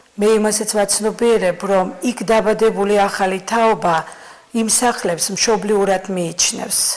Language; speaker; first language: Georgian; native; Georgian